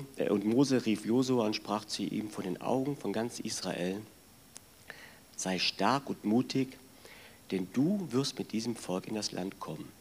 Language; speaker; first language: German; native; German